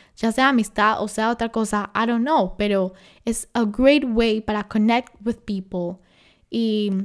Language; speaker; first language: Spanish; early bilingual, heritage; Spanish